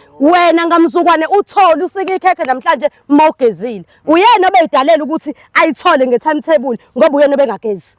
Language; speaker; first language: Zulu; native; Zulu